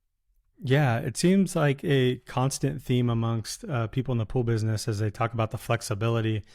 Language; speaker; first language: English; native; English